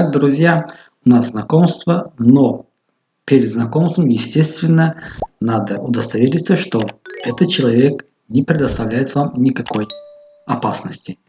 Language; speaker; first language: Russian; non-native, local second language; Tajik